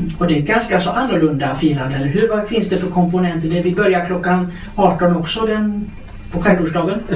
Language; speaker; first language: Swedish; native; Swedish